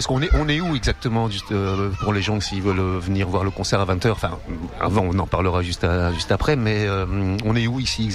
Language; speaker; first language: French; native; French